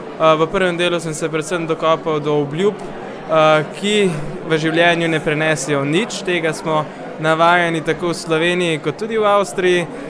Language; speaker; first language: Slovenian; native; Slovenian